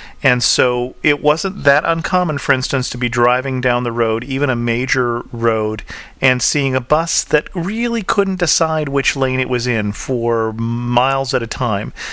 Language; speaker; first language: English; native; English